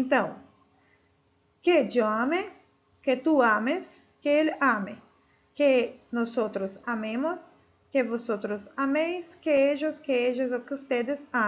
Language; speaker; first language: Spanish; non-native, fluent; Portuguese